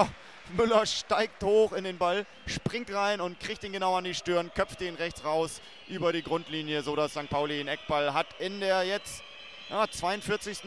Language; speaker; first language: German; native; German